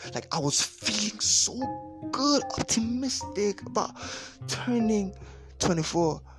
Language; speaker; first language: English; non-native, local second language; Yoruba